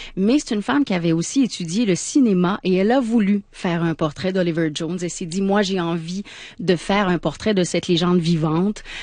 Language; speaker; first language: French; native; French